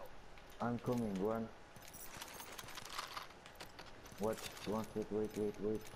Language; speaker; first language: English; non-native, learner; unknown